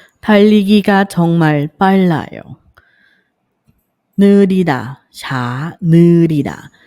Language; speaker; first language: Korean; non-native, fluent; Thai